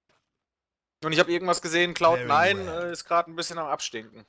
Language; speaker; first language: German; native; German